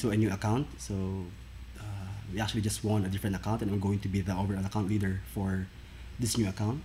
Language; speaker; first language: English; non-native, local second language; Filipino